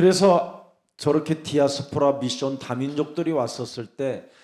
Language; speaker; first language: Korean; native; Korean